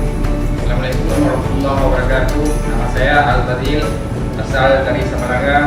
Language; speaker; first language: Indonesian; non-native, local second language; Achinese